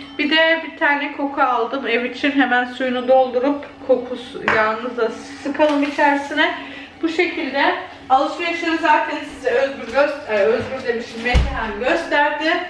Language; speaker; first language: Turkish; early bilingual, heritage; Turkish